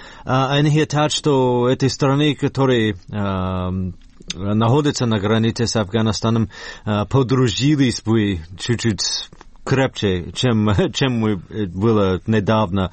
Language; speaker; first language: Russian; non-native, fluent; English